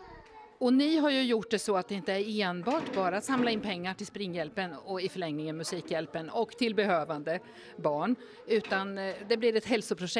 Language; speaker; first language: Swedish; native; Swedish